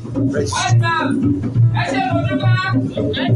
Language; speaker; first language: English; non-native, local second language; Yoruba